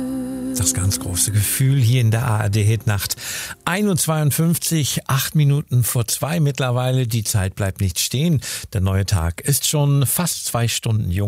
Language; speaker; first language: German; native; German